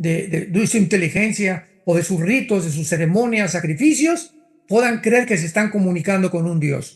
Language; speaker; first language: Spanish; native; Spanish